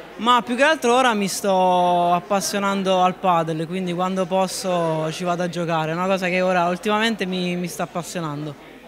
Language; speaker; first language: Italian; native; Italian